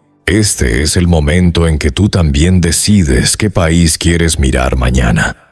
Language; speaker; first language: Spanish; native; Spanish